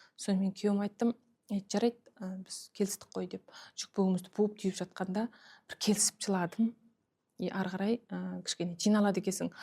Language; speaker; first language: Kazakh; early bilingual, heritage; Kazakh